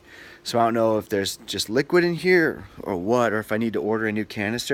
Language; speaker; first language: English; native; English